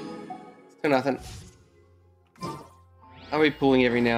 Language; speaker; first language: English; native; English